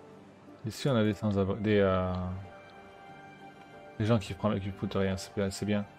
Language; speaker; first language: French; native; French